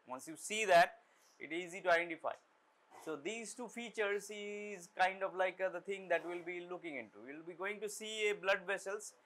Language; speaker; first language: English; non-native, local second language; Bangla